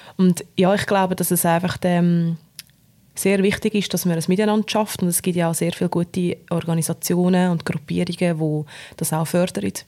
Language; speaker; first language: German; native; German